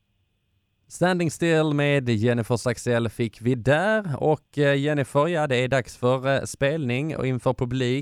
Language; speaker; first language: Swedish; native; Swedish